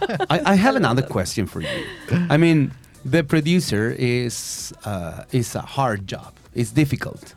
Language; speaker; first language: English; non-native, fluent; Spanish